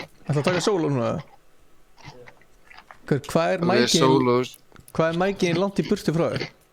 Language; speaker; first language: Icelandic; native; Icelandic